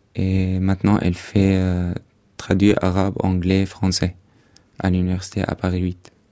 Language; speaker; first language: French; non-native, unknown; Arabic